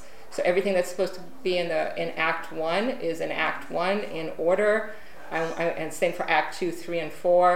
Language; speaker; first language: English; non-native, fluent; Romanian